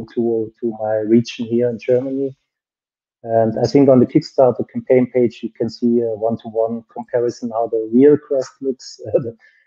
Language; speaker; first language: English; non-native, fluent; German